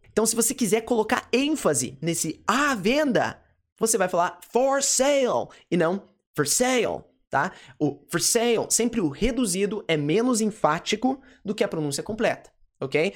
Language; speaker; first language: Portuguese; native; Portuguese